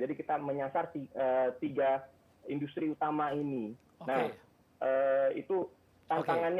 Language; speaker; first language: Indonesian; native; Indonesian